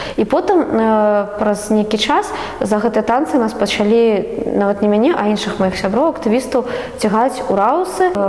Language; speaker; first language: Belarusian; native; Belarusian